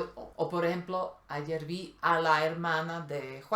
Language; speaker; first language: Spanish; non-native, fluent; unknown